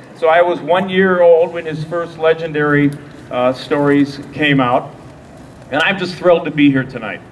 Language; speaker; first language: English; native; English